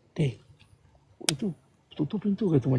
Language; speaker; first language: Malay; non-native, local second language; Tamil